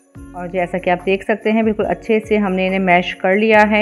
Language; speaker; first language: Hindi; native; Hindi